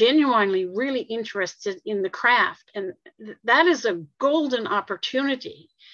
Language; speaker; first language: English; native; English